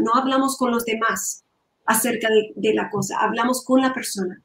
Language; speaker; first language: Spanish; non-native, learner; English